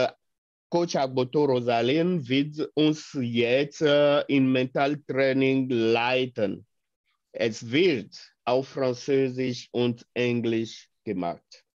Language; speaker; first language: German; non-native, fluent; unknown